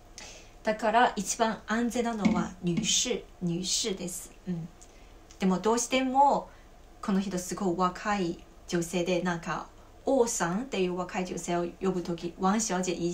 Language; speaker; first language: Japanese; non-native, fluent; Chinese